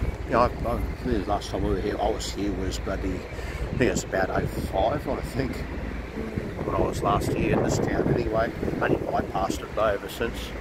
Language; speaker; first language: English; native; English